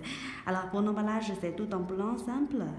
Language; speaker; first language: French; non-native, learner; Chinese